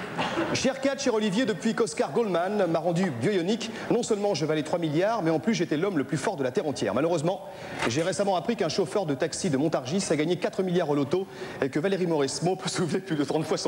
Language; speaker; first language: French; native; French